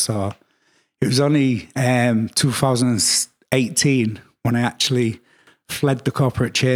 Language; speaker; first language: English; native; English